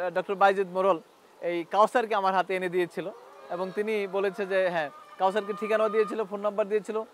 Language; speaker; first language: Bangla; native; Bangla